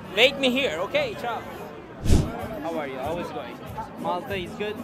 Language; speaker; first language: English; non-native, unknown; Turkish